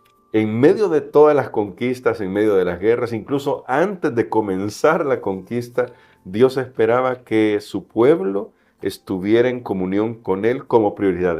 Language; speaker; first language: Spanish; native; Spanish